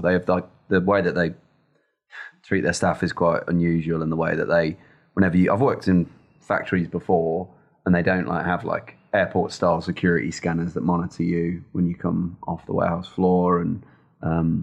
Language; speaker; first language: English; native; English